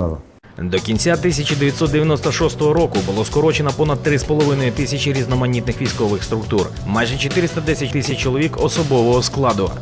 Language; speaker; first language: Ukrainian; native; Ukrainian